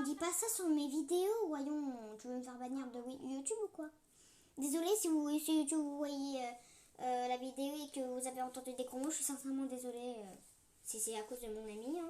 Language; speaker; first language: French; native; French